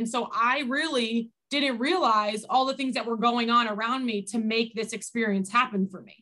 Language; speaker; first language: English; native; English